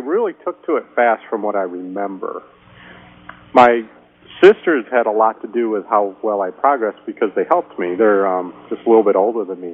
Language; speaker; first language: English; native; English